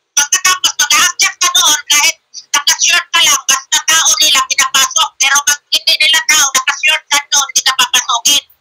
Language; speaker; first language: Filipino; non-native, local second language; Cebuano